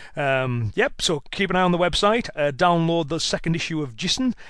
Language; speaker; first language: English; native; English